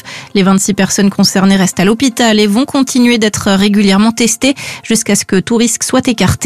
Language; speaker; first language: French; native; French